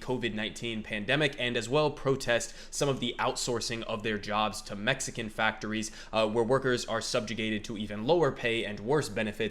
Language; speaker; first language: English; native; English